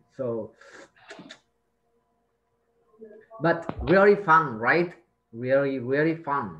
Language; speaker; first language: English; non-native, fluent; Vietnamese